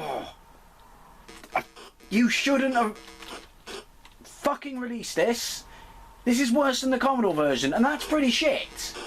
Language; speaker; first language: English; native; English